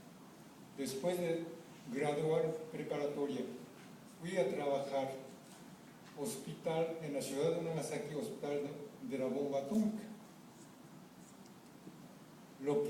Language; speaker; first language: Spanish; non-native, fluent; Japanese